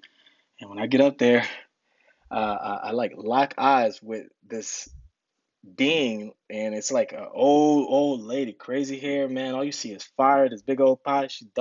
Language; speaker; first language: English; early bilingual, other home language; Spanish